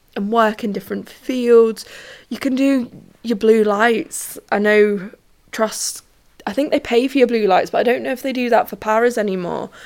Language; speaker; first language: English; native; English